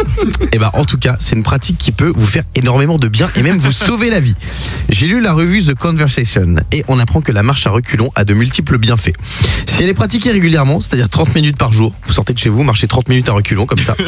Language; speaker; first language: French; native; French